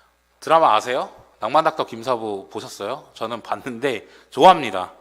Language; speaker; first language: Korean; native; Korean